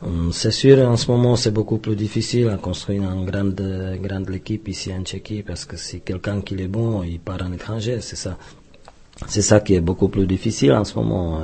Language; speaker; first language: French; non-native, fluent; Czech